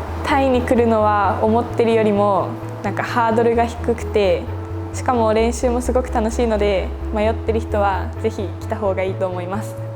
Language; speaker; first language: Japanese; native; Japanese